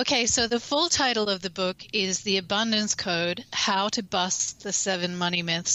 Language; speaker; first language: English; native; English